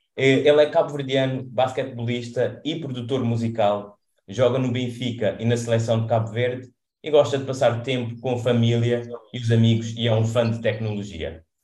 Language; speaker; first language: Portuguese; early bilingual, other home language; Kabuverdianu